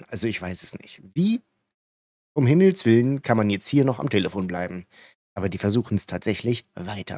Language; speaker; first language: German; native; German